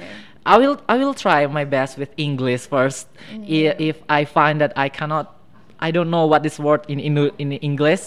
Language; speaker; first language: English; non-native, fluent; Indonesian